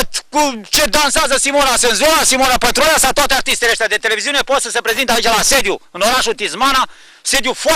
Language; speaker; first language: Romanian; native; Romanian